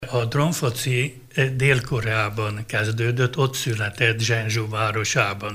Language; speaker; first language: Hungarian; native; Hungarian